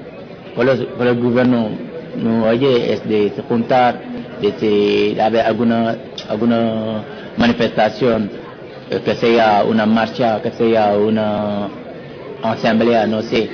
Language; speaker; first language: Spanish; non-native, fluent; Wolof